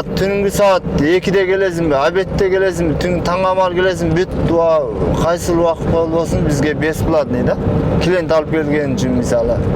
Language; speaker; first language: Kyrgyz; native; Kyrgyz